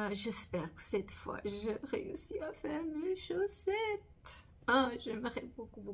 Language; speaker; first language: French; non-native, fluent; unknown